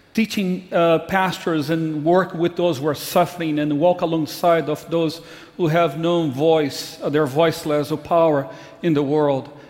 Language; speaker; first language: English; non-native, fluent; Portuguese